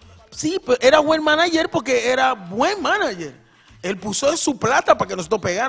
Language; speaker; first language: Spanish; non-native, local second language; English